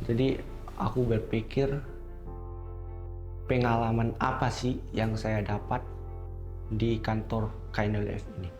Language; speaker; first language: Indonesian; non-native, local second language; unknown